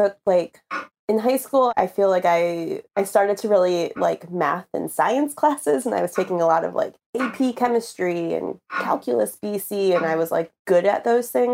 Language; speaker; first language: English; native; English